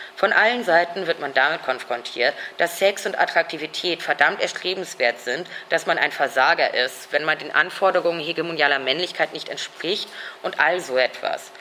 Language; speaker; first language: German; native; German